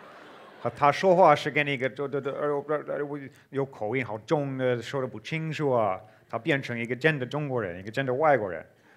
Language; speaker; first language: Chinese; non-native, fluent; English